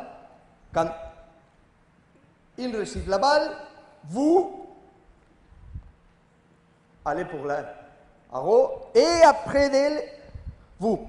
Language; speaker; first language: French; non-native, learner; Spanish